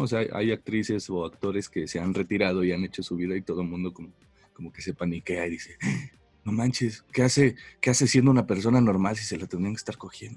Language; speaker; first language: Spanish; native; Spanish